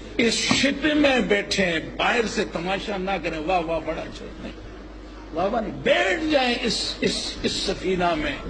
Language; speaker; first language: Urdu; non-native, local second language; Punjabi